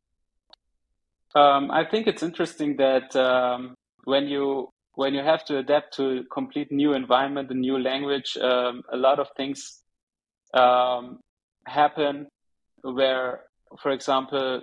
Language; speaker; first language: English; non-native, fluent; German